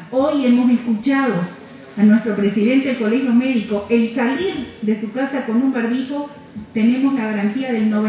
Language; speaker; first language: Spanish; native; Spanish